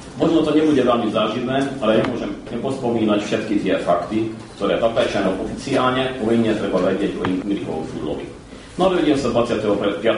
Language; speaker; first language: Slovak; early bilingual, heritage; Slovak